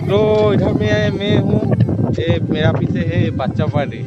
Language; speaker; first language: Hindi; non-native, local second language; Assamese